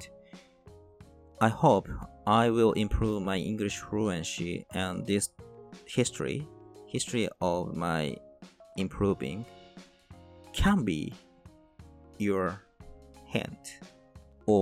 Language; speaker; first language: English; non-native, fluent; Japanese